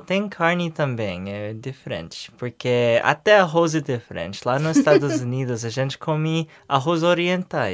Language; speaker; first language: Portuguese; non-native, learner; English